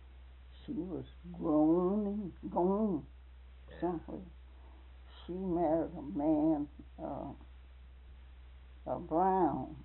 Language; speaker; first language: English; native; English